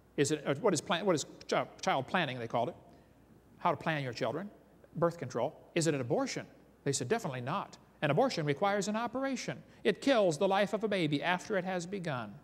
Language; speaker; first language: English; native; English